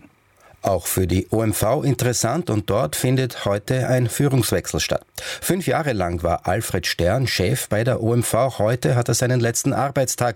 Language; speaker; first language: German; native; German